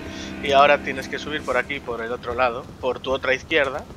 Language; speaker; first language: Spanish; native; Spanish